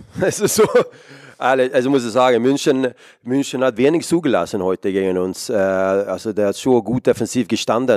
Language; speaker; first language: German; non-native, fluent; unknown